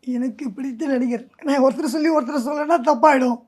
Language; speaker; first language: Tamil; native; Tamil